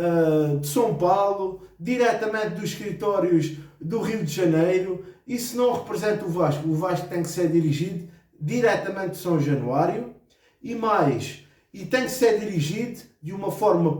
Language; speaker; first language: Portuguese; native; Portuguese